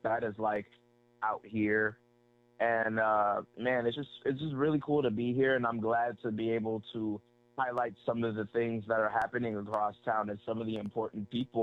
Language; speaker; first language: English; native; English